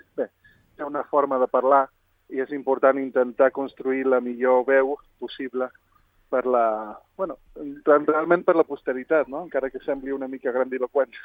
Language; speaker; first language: Catalan; non-native, local second language; Spanish